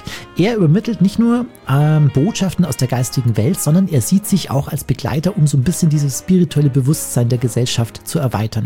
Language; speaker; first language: German; native; German